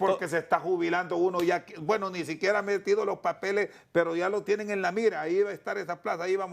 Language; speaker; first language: Spanish; native; Spanish